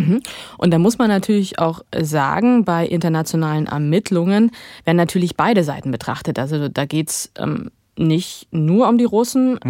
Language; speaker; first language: German; native; German